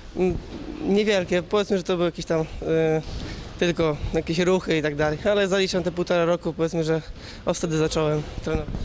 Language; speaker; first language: Polish; native; Polish